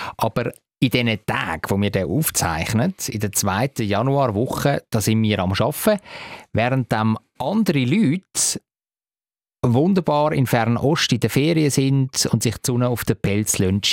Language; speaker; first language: German; native; German